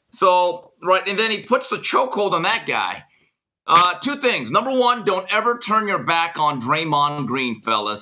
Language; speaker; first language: English; native; English